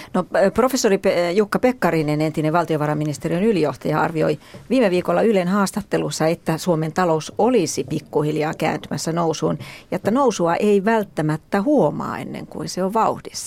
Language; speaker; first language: Finnish; native; Finnish